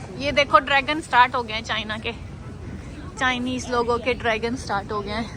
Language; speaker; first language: Urdu; native; Urdu